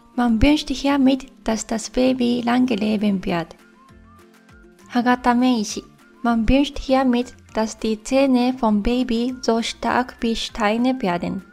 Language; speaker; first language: German; non-native, fluent; Japanese